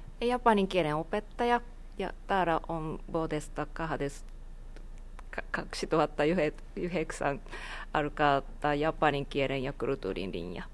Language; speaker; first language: Finnish; non-native, learner; Japanese